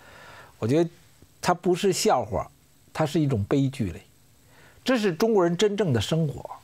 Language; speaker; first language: Chinese; native; Chinese